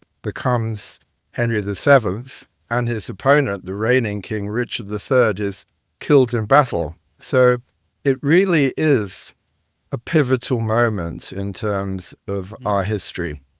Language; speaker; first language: English; native; English